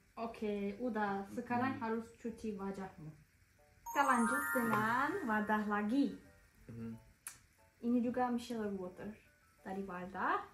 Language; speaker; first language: Indonesian; non-native, learner; Turkish